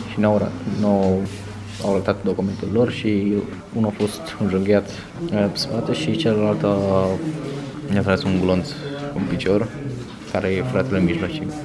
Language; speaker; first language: Romanian; non-native, fluent; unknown